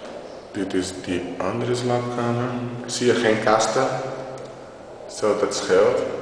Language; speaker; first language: Dutch; non-native, fluent; Portuguese